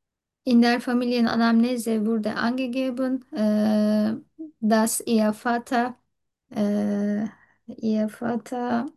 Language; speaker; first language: German; non-native, learner; Turkish